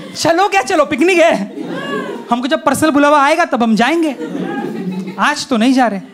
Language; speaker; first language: Hindi; non-native, local second language; Gujarati